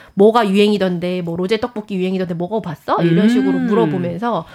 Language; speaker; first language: Korean; native; Korean